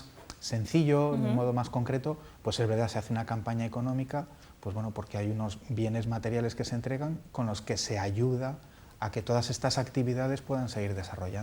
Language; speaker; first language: Spanish; native; Spanish